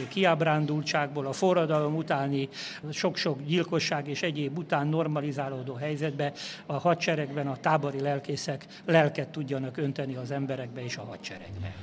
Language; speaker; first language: Hungarian; native; Hungarian